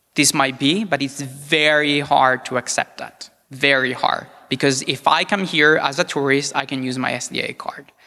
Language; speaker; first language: English; non-native, fluent; Italian